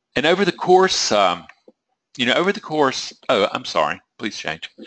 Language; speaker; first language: English; native; English